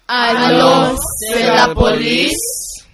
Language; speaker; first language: French; non-native, learner; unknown